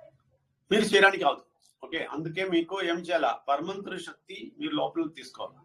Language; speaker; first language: Telugu; non-native, learner; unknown